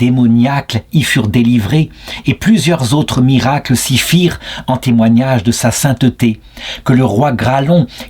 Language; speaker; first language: French; native; French